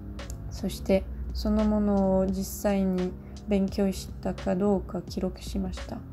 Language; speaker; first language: Japanese; non-native, learner; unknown